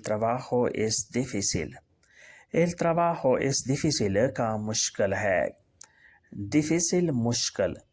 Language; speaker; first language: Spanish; non-native, fluent; Urdu